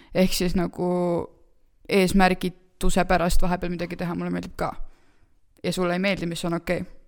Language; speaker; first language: Estonian; native; Estonian